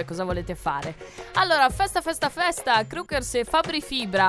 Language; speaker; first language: Italian; native; Italian